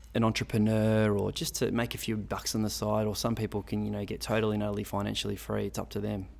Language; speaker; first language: English; native; English